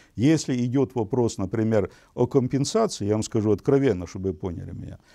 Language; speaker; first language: Russian; non-native, local second language; Ukrainian